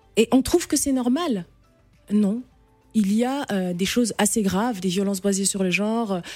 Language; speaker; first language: French; non-native, local second language; Arabic